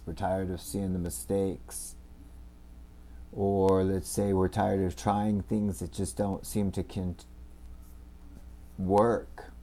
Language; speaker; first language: English; native; English